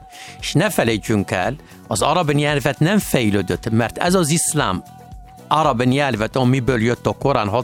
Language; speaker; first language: Hungarian; non-native, learner; Arabic